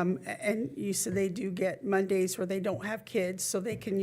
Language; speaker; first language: English; native; English